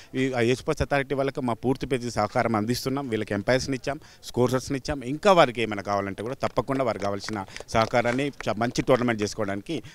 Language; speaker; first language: Telugu; native; Telugu